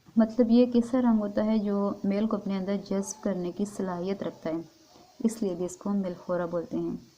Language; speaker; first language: Urdu; non-native, local second language; Northern Hindko